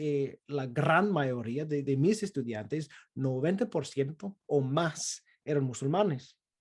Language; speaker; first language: Spanish; non-native, fluent; English